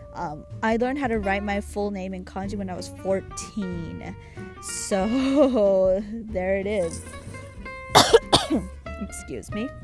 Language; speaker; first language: English; early bilingual, other home language; Japanese